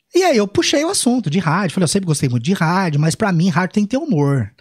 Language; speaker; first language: Portuguese; native; Portuguese